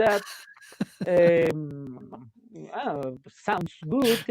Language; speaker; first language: English; non-native, local second language; Spanish